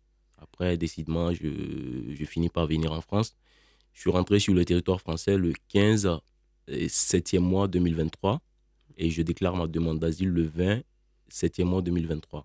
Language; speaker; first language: French; non-native, local second language; Bambara